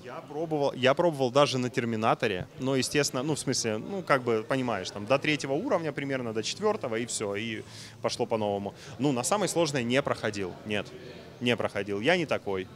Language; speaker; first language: Russian; native; Russian